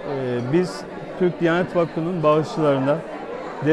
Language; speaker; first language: Turkish; native; Turkish